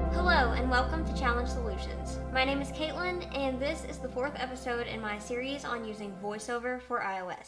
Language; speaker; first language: English; native; English